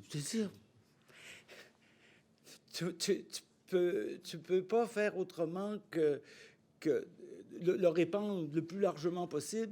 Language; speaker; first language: French; native; French